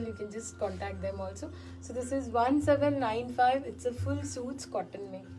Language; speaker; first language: English; non-native, local second language; Hindi